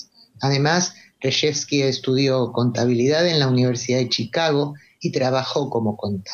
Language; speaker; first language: Spanish; native; Spanish